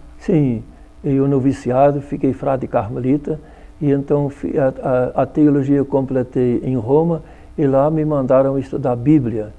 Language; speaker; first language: Portuguese; non-native, fluent; Dutch